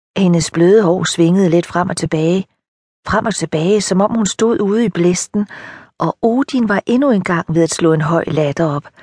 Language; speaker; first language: Danish; native; Danish